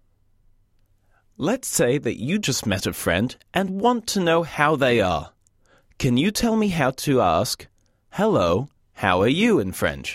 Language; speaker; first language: English; native; English